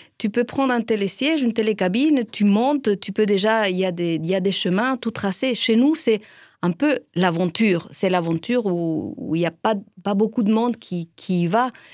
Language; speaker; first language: French; non-native, fluent; Spanish